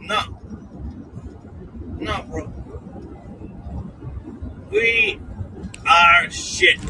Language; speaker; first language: English; non-native, learner; Spanish